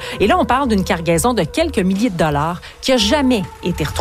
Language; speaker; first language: French; native; French